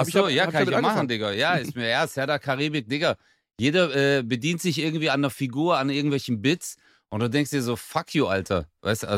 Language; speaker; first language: German; early bilingual, other home language; Turkish